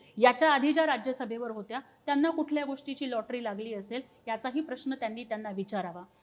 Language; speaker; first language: Marathi; non-native, local second language; Telugu